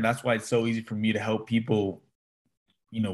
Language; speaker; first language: English; native; English